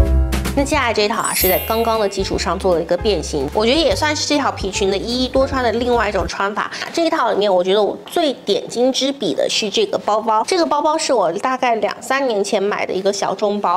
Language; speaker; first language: Chinese; native; Chinese